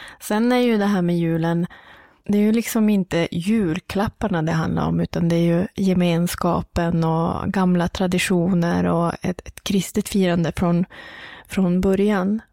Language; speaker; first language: Swedish; native; Swedish